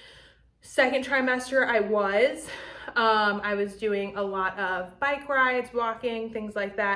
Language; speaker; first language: English; native; English